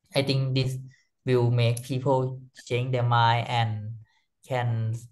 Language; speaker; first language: English; non-native, learner; Thai